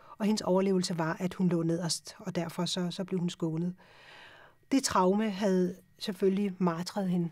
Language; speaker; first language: Danish; early bilingual, other home language; Urdu